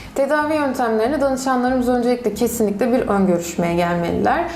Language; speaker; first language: Turkish; native; Turkish